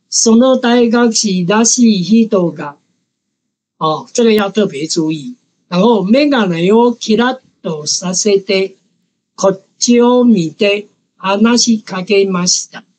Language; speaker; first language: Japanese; non-native, fluent; Chinese